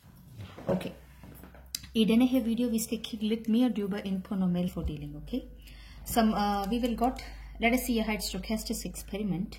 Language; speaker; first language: Danish; non-native, learner; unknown